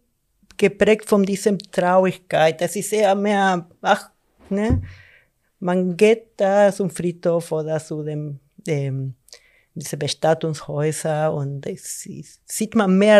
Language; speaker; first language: German; non-native, fluent; Spanish